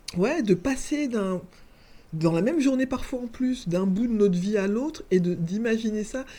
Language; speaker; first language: French; native; French